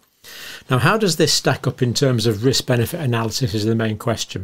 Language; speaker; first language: English; native; English